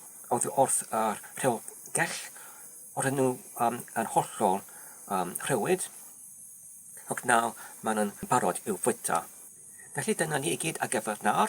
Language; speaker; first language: Welsh; non-native, learner; English